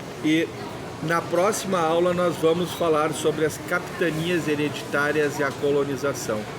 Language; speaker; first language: Portuguese; native; Portuguese